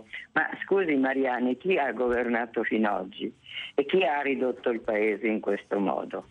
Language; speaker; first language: Italian; native; Italian